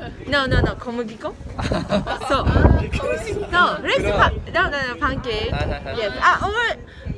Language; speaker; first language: English; non-native, learner; Japanese